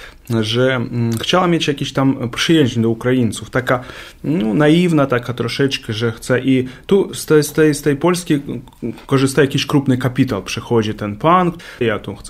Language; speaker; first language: Polish; non-native, learner; Ukrainian